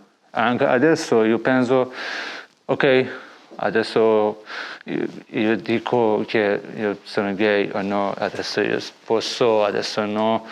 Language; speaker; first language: Italian; non-native, learner; Persian